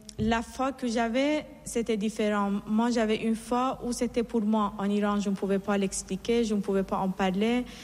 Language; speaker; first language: French; non-native, fluent; Persian